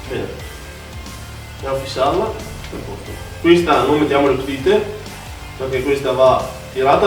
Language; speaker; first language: Italian; native; Italian